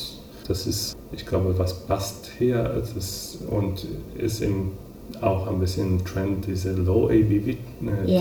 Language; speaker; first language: German; non-native, fluent; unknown